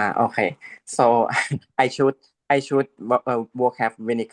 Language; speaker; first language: English; non-native, learner; Thai